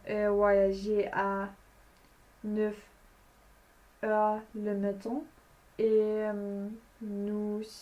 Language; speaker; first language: French; non-native, learner; Danish